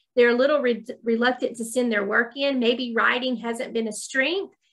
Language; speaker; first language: English; native; English